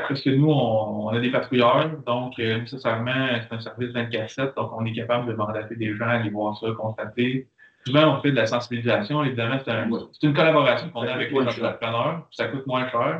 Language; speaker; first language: French; native; French